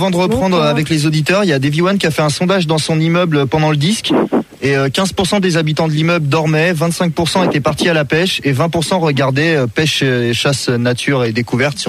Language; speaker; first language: French; native; French